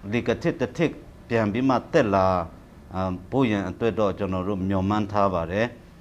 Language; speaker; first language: Burmese; non-native, local second language; Lahu